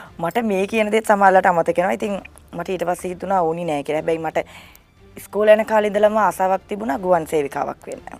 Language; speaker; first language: Sinhala; native; Sinhala